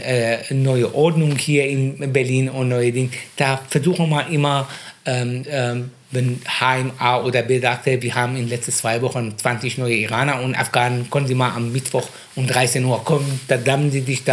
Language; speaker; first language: German; non-native, fluent; Persian